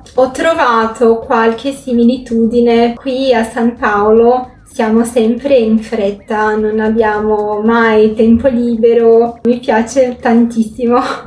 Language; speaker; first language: Italian; non-native, fluent; Portuguese